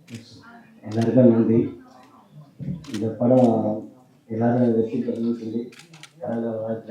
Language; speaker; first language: Tamil; native; Tamil